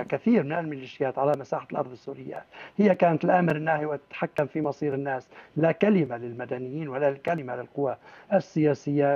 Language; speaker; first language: Arabic; native; Arabic